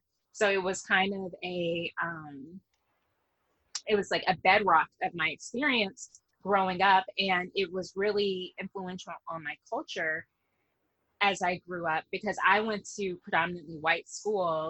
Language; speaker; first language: English; native; English